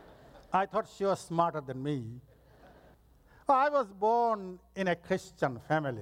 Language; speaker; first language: English; non-native, local second language; Bangla